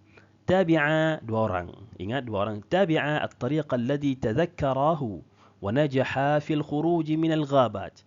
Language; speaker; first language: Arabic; non-native, fluent; Indonesian